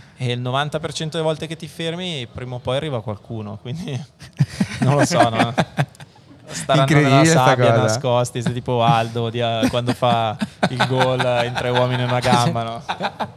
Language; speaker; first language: Italian; native; Italian